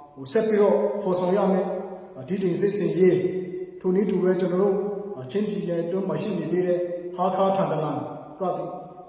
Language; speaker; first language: Burmese; non-native, local second language; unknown